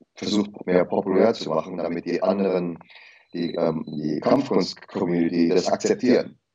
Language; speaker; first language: German; early bilingual, heritage; Indonesian